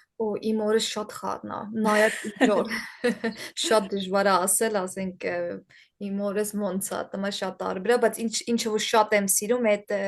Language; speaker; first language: Armenian; early bilingual, heritage; Armenian